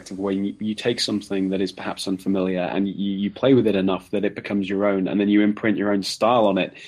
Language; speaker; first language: English; native; English